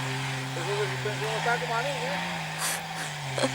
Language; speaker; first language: Spanish; native; Spanish